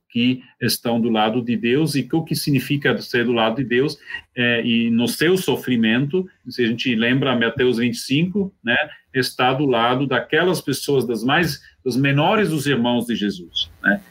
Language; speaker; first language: Portuguese; non-native, fluent; Swiss German